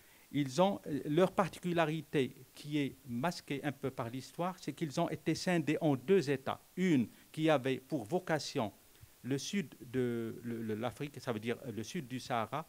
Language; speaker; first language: French; non-native, local second language; Arabic